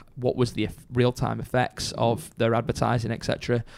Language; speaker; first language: English; native; English